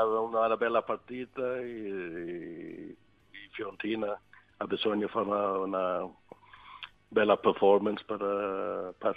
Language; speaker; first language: Italian; non-native, learner; Swedish